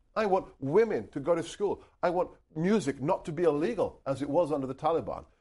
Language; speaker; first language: English; non-native, local second language; Hungarian